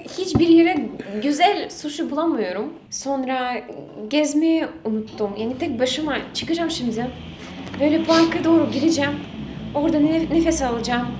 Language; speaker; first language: Turkish; non-native, learner; Russian